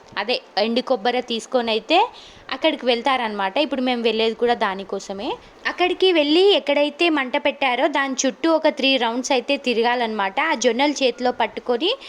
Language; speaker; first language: Telugu; non-native, local second language; Lambadi